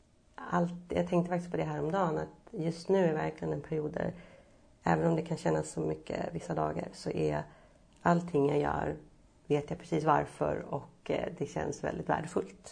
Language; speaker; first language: Swedish; native; Swedish